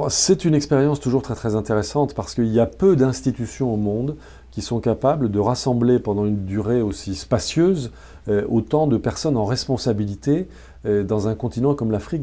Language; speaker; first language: French; native; French